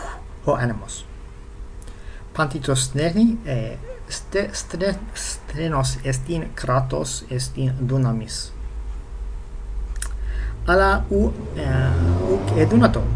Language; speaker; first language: Greek; non-native, fluent; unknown